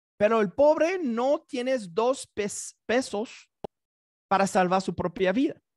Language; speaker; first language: Spanish; non-native, fluent; French